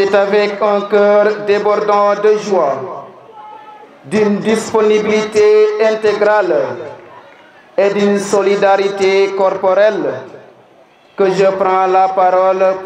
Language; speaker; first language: French; non-native, local second language; Serer